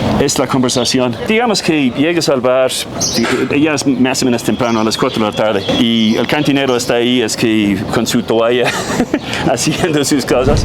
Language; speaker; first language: Spanish; non-native, fluent; English